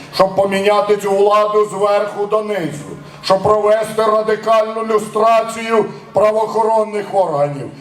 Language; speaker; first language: Ukrainian; native; Ukrainian